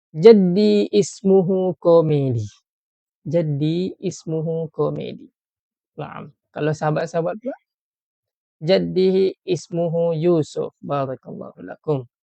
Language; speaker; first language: Malay; native; Malay